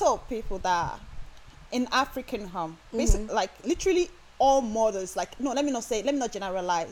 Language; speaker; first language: English; non-native, local second language; Yoruba